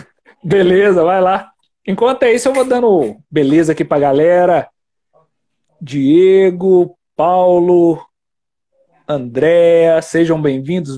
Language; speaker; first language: Portuguese; native; Portuguese